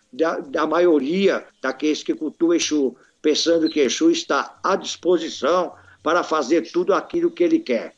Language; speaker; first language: Portuguese; native; Portuguese